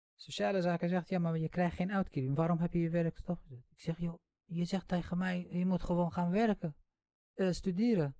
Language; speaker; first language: Dutch; non-native, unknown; Kurdish